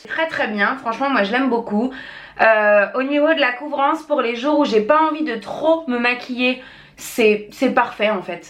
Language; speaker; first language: French; native; French